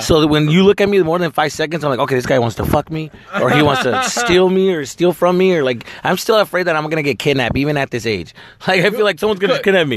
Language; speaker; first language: English; early bilingual, other home language; Spanish